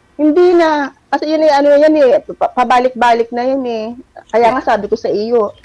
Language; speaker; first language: Filipino; native; Filipino